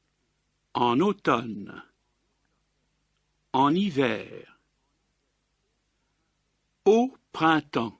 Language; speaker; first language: French; native; French